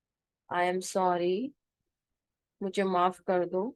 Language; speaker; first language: Hindi; native; Hindi